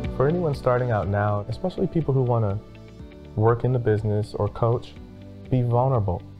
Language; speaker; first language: English; native; English